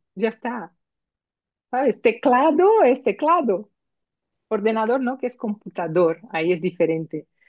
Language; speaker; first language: Spanish; early bilingual, heritage; Spanish